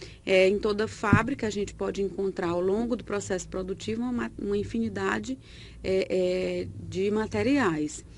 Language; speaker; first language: Portuguese; native; Portuguese